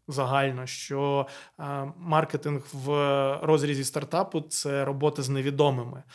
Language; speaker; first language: Ukrainian; native; Ukrainian